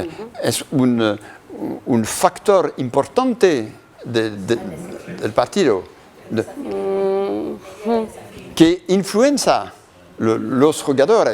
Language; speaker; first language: Spanish; non-native, learner; French